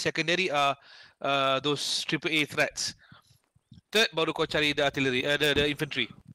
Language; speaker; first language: English; non-native, local second language; Malay